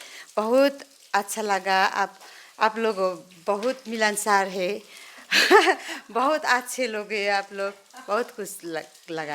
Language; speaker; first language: Hindi; non-native, local second language; Nepali